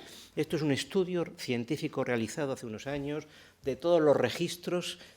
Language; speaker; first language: Spanish; native; Spanish